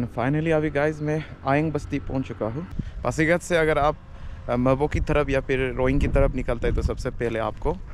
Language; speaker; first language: Hindi; non-native, local second language; Adi